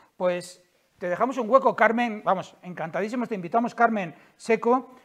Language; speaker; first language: Spanish; native; Spanish